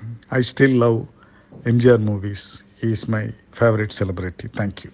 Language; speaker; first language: English; non-native, local second language; Tamil